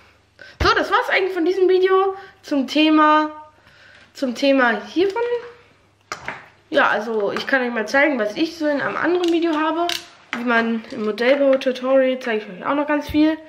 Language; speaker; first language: German; native; German